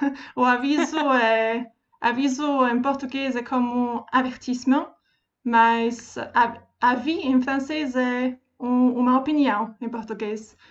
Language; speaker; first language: Portuguese; non-native, fluent; Slovak